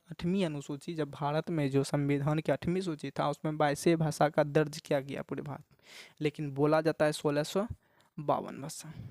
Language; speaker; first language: Hindi; native; Hindi